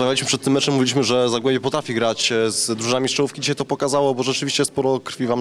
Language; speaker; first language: Polish; native; Polish